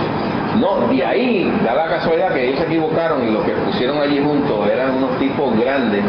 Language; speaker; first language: Spanish; native; Spanish